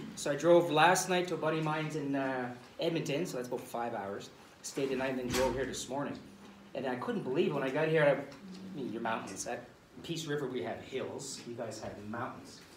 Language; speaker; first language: English; native; English